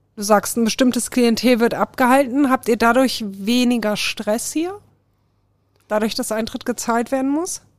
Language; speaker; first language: German; native; German